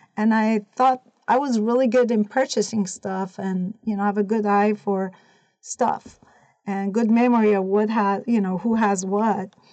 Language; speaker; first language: English; non-native, fluent; Persian